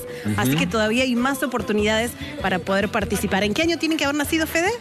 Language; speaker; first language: Spanish; native; Spanish